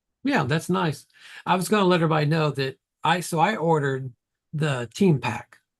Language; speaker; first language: English; native; English